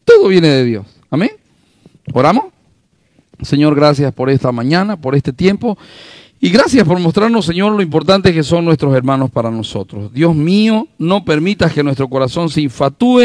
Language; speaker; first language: Spanish; native; Spanish